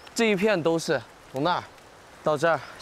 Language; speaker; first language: Chinese; native; Chinese